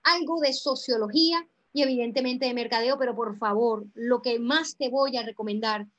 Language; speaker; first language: Spanish; native; Spanish